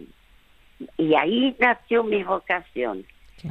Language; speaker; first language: Spanish; early bilingual, other home language; French